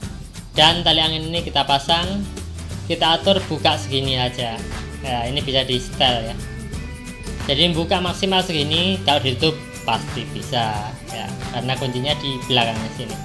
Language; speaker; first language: Indonesian; native; Indonesian